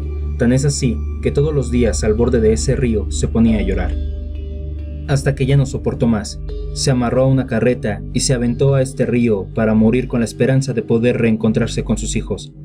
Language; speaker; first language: Spanish; native; Spanish